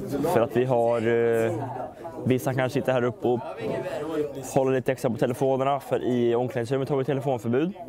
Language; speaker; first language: Swedish; native; Swedish